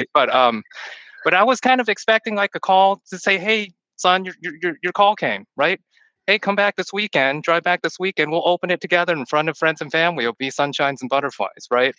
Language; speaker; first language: English; early bilingual, other home language; Chinese